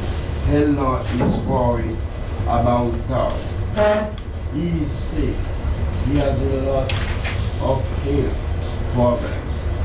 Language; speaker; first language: English; non-native, learner; Haitian Creole